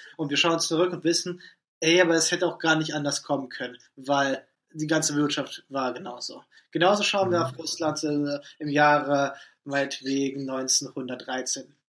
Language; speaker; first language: German; non-native, fluent; Russian